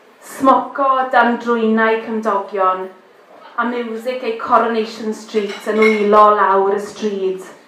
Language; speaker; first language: Welsh; native; Welsh